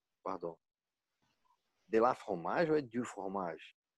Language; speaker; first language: French; non-native, learner; Portuguese